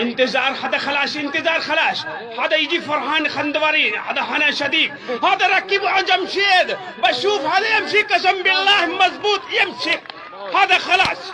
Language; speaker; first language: Arabic; non-native, learner; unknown